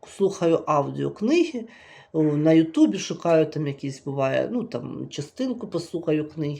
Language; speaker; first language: Ukrainian; native; Ukrainian